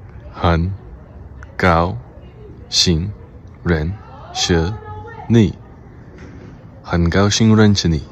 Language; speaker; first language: Chinese; non-native, learner; English